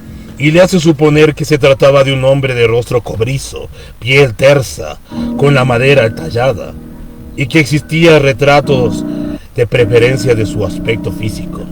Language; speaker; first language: Spanish; native; Spanish